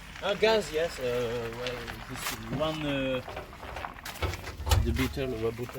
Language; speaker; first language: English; non-native, learner; French